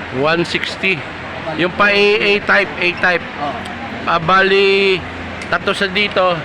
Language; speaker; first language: Filipino; native; Filipino